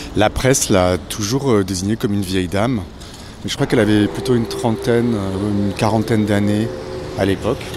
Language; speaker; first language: French; native; French